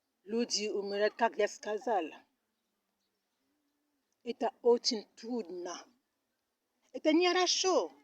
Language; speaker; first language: Russian; non-native, learner; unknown